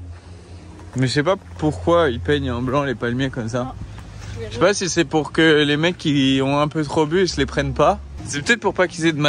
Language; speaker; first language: French; native; French